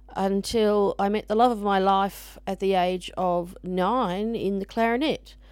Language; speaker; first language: English; native; English